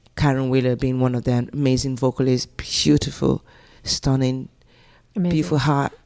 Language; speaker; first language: English; native; English